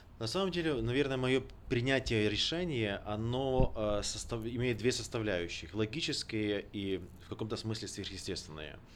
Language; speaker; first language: Russian; native; Russian